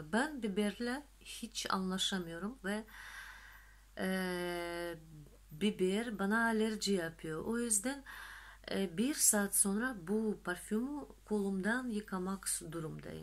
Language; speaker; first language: Turkish; non-native, fluent; Russian